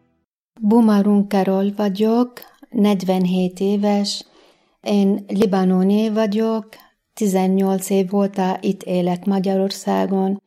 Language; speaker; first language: Hungarian; non-native, fluent; Arabic